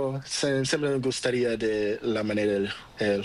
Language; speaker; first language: Spanish; non-native, learner; Portuguese